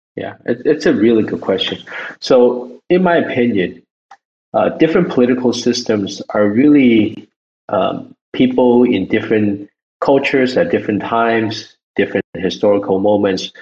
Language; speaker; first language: English; early bilingual, other home language; Chinese